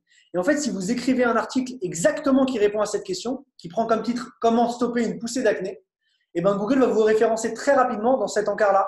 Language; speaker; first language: French; native; French